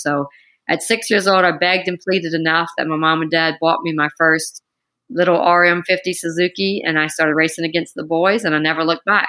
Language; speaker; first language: English; native; English